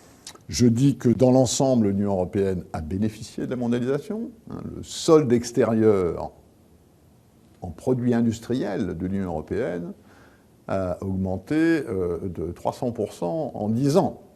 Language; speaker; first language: French; native; French